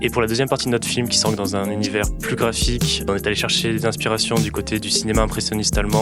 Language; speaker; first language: French; native; French